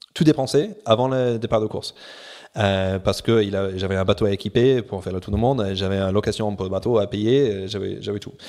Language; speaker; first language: French; non-native, fluent; English